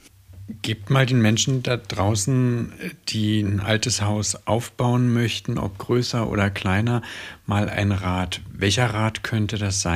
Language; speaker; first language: German; native; German